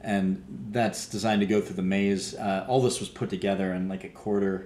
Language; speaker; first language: English; native; English